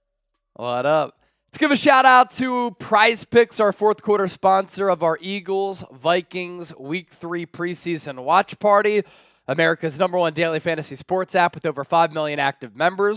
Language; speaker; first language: English; native; English